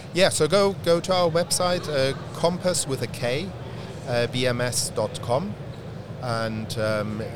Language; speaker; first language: English; non-native, fluent; German